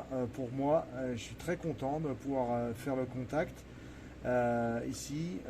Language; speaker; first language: French; native; French